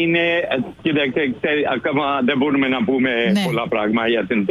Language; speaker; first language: Greek; non-native, fluent; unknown